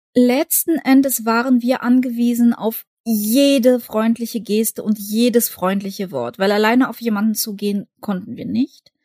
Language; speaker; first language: German; early bilingual, other home language; Russian